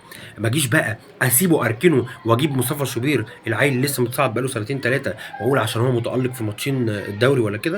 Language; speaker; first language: Arabic; native; Arabic